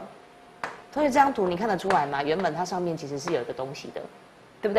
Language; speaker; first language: Chinese; native; Chinese